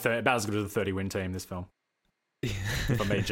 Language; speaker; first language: English; native; English